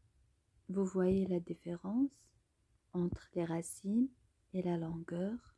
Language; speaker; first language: French; non-native, local second language; Arabic